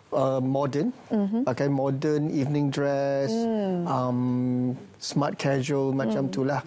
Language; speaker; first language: Malay; native; Malay